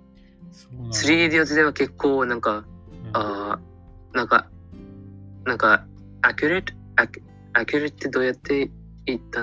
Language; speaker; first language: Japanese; non-native, fluent; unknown